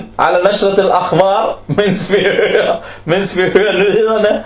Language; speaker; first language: Danish; non-native, fluent; Arabic